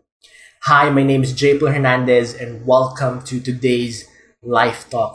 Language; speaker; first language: English; non-native, local second language; Filipino